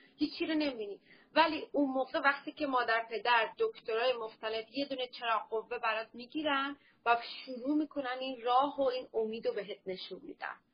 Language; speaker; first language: Persian; early bilingual, heritage; Persian